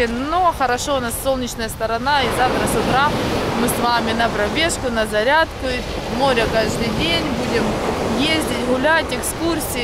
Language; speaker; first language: Russian; native; Russian